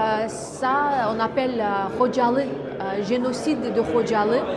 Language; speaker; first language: French; non-native, fluent; Azerbaijani